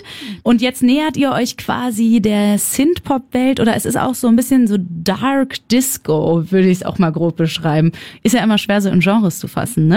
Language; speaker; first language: German; native; German